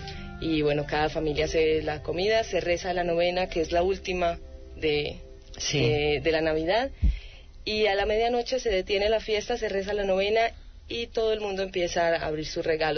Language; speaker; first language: Spanish; native; Spanish